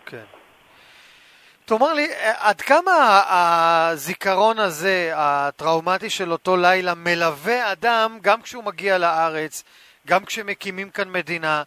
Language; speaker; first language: Hebrew; native; Hebrew